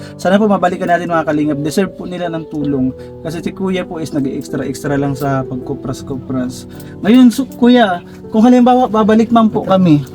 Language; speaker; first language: Filipino; non-native, local second language; Waray